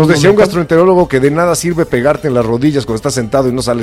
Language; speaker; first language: Spanish; native; Spanish